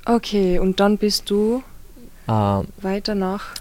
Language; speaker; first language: German; native; German